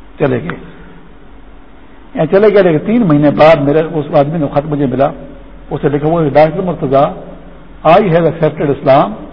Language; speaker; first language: Urdu; non-native, local second language; Pashto